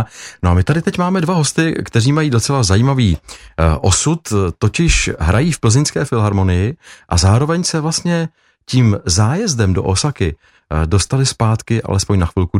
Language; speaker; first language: Czech; native; Czech